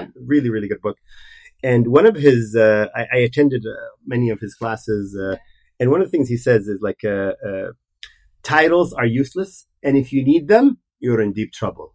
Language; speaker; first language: English; non-native, fluent; Arabic